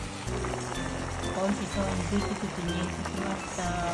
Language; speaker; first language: Japanese; native; Japanese